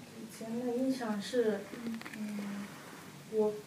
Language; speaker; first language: Chinese; non-native, learner; Japanese